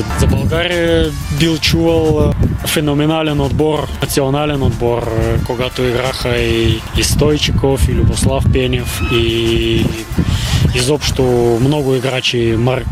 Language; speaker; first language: Bulgarian; early bilingual, heritage; Bulgarian